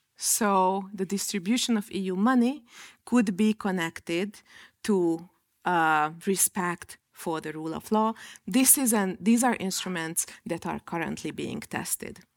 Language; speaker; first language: English; non-native, fluent; Hungarian